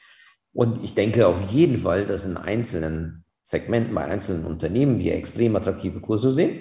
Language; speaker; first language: German; native; German